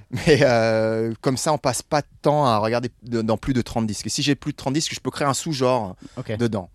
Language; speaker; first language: French; non-native, fluent; English